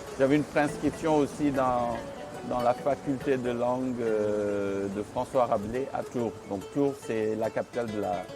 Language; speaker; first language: French; non-native, local second language; Wolof